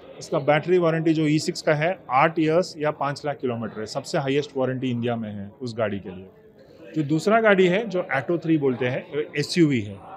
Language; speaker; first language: Hindi; non-native, local second language; Gujarati